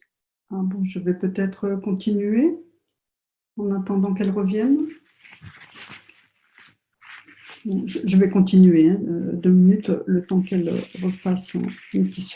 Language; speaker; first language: French; native; French